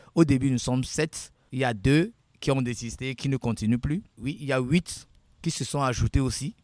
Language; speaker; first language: French; non-native, local second language; Ewe